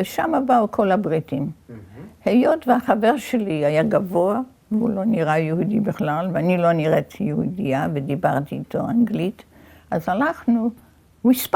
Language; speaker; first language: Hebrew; early bilingual, other home language; Yiddish